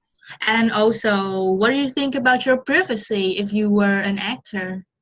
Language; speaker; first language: English; non-native, fluent; Vietnamese